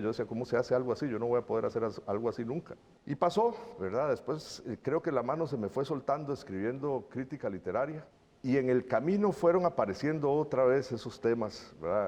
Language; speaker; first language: Spanish; native; Spanish